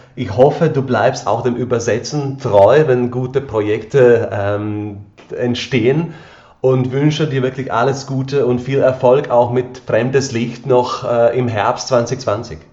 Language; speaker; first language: German; non-native, fluent; Slovak